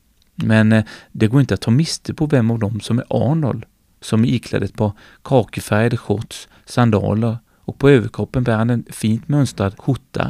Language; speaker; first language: Swedish; native; Swedish